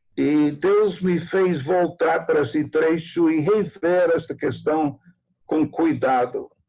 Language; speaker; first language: Portuguese; non-native, fluent; English